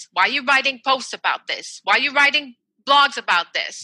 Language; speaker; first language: English; non-native, fluent; French